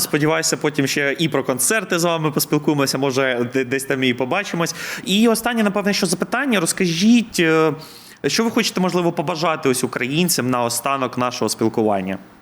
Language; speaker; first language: Ukrainian; native; Ukrainian